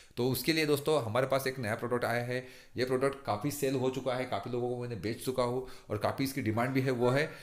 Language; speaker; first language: Hindi; non-native, local second language; Marathi